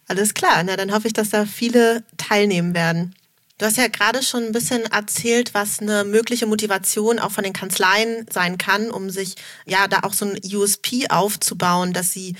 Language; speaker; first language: German; native; German